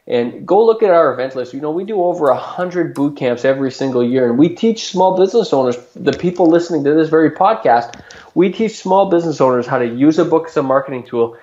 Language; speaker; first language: English; native; English